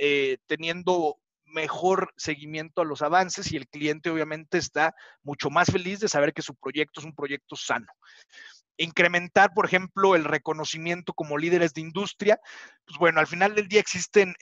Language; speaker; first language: Spanish; native; Spanish